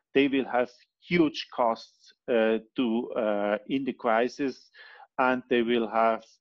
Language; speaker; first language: English; non-native, fluent; Italian